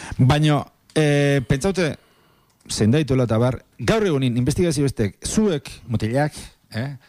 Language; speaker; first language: Basque; native; Basque